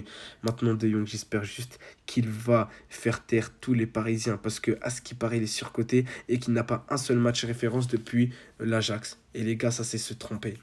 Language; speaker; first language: French; native; French